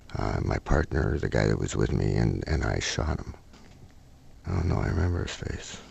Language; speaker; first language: English; native; English